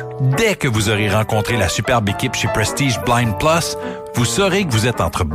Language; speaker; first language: French; native; French